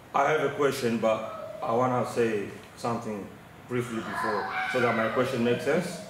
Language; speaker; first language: English; non-native, fluent; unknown